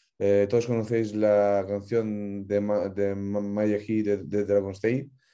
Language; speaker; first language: Spanish; non-native, fluent; Ukrainian